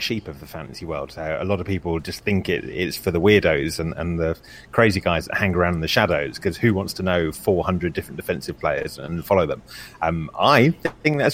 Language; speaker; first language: English; native; English